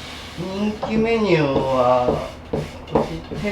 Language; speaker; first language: Japanese; native; Japanese